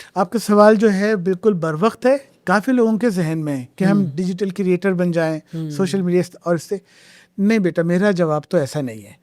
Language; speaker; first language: Urdu; native; Urdu